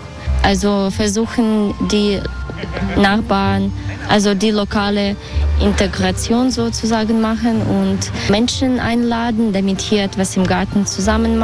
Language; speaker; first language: German; non-native, fluent; Russian